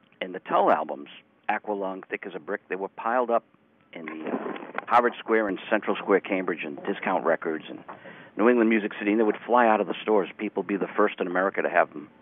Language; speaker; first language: English; native; English